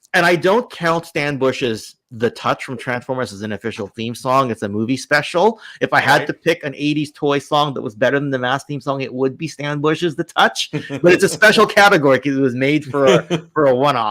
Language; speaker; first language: English; native; English